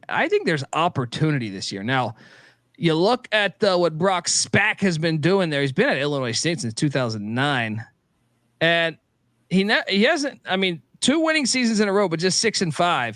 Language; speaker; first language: English; native; English